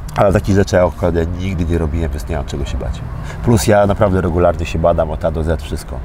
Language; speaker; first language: Polish; early bilingual, other home language; Armenian